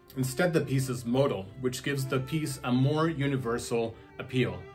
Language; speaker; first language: English; non-native, fluent; Spanish